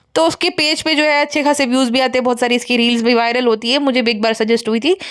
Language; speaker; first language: Hindi; non-native, local second language; Gujarati